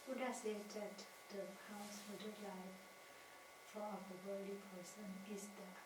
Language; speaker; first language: English; non-native, learner; Thai